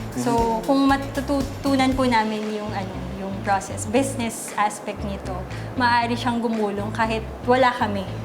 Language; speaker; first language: Filipino; native; Filipino